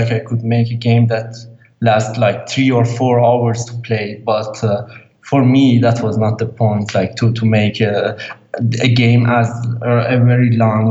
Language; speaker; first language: English; non-native, fluent; Persian